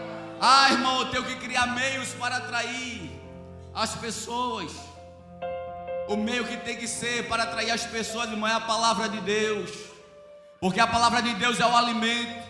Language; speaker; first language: Portuguese; native; Portuguese